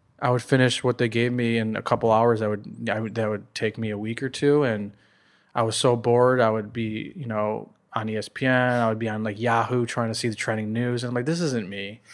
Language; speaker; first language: English; native; English